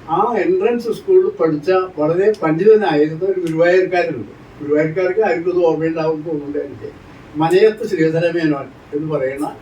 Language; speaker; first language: Malayalam; native; Malayalam